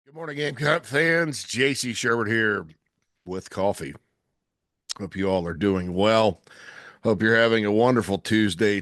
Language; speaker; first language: English; native; English